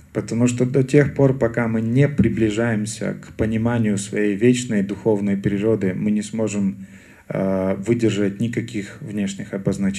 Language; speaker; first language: Russian; native; Russian